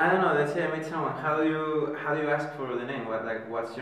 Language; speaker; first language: English; non-native, fluent; Spanish